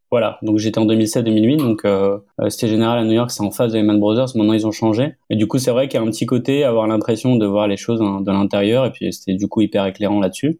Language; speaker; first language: French; early bilingual, other home language; Arabic